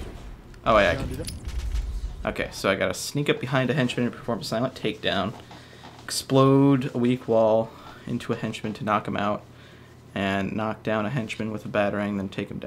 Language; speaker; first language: English; native; English